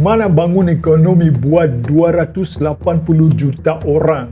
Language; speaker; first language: Indonesian; non-native, fluent; Russian